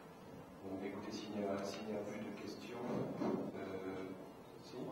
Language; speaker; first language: French; native; French